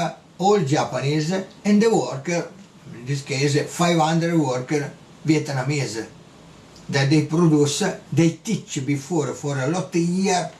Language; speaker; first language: English; non-native, learner; Italian